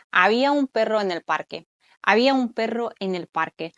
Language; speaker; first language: Spanish; non-native, fluent; Polish